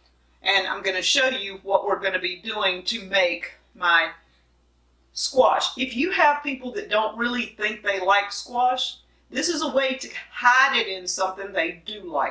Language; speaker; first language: English; native; English